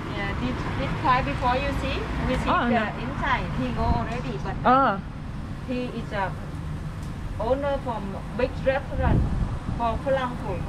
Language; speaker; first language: English; non-native, learner; Vietnamese